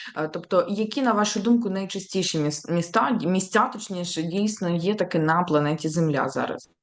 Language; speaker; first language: Ukrainian; native; Ukrainian